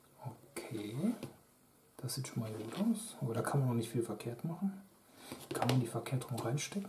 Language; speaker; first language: German; native; German